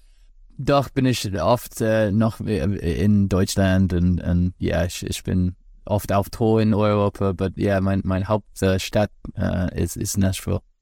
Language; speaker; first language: German; non-native, learner; English